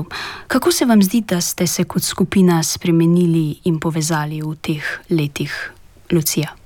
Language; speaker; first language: Slovenian; native; Slovenian